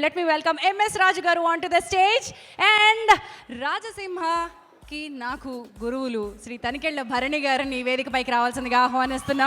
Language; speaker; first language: Telugu; native; Telugu